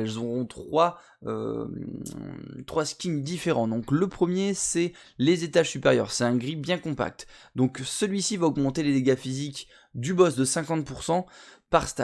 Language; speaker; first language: French; native; French